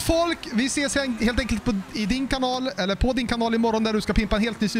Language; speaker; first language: Swedish; native; Swedish